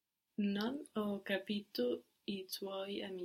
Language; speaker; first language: Italian; non-native, learner; English